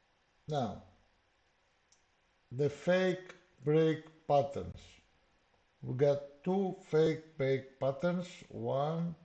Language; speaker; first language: English; non-native, fluent; Greek